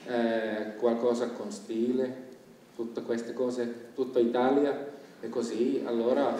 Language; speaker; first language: Italian; non-native, fluent; Finnish